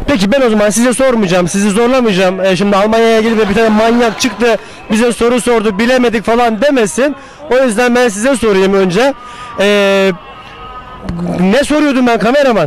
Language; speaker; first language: Turkish; native; Turkish